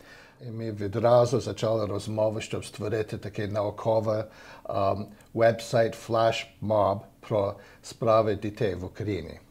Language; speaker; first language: Ukrainian; early bilingual, heritage; Ukrainian